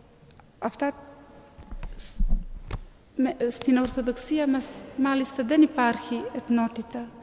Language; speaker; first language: Greek; non-native, fluent; Serbian